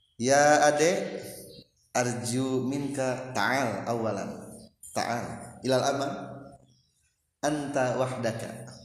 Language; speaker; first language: Arabic; non-native, fluent; Indonesian